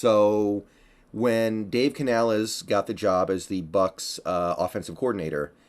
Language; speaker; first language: English; native; English